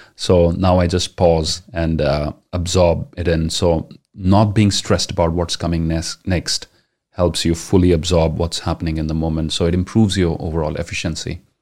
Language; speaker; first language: English; non-native, local second language; Punjabi